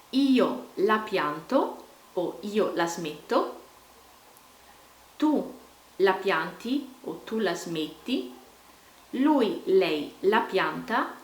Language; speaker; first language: Italian; non-native, fluent; Portuguese